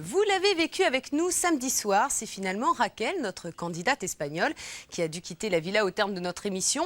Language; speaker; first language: French; native; French